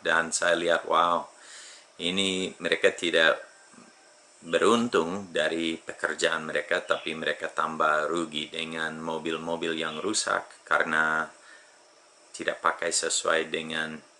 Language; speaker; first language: Indonesian; non-native, fluent; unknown